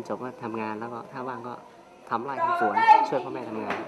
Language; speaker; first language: Thai; non-native, local second language; Hmong